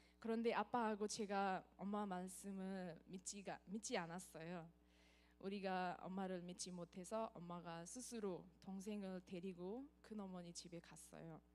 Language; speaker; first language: Korean; non-native, fluent; Nepali